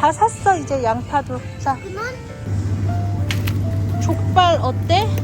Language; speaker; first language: Korean; native; Korean